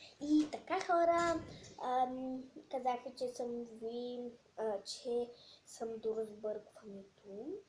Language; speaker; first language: Bulgarian; native; Bulgarian